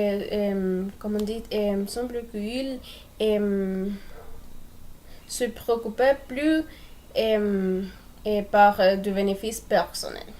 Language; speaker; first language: French; non-native, learner; Spanish